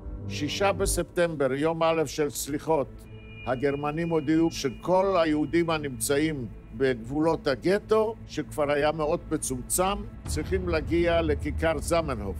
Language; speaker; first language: Hebrew; non-native, fluent; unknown